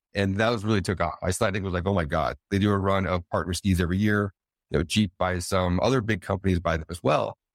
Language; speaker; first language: English; native; English